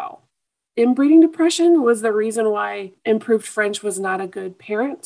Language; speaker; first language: English; native; English